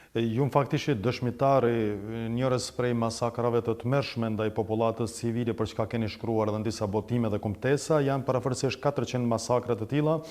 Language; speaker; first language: Albanian; native; Albanian